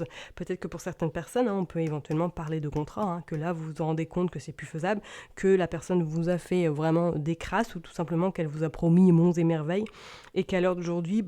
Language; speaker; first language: French; native; French